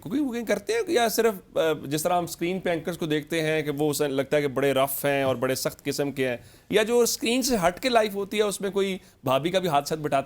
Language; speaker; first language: Urdu; native; Urdu